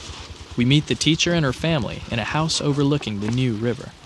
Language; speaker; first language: English; native; English